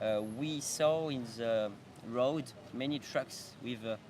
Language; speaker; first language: English; non-native, learner; French